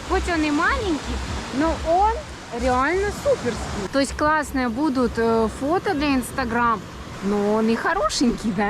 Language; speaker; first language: Russian; native; Russian